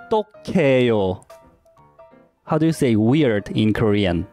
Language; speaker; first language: English; non-native, fluent; Korean